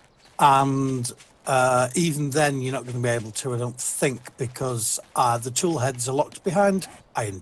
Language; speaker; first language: English; native; English